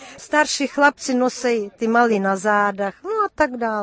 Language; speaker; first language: Czech; early bilingual, heritage; Czech